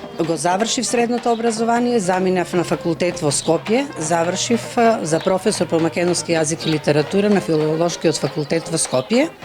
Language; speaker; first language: Macedonian; native; Macedonian